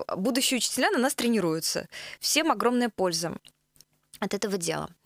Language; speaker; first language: Russian; native; Russian